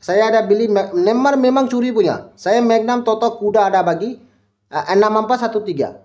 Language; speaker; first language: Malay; non-native, local second language; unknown